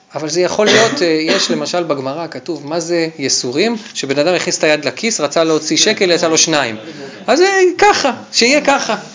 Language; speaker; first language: Hebrew; native; Hebrew